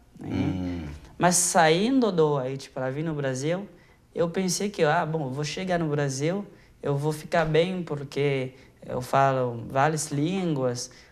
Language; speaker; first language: Portuguese; non-native, fluent; Haitian Creole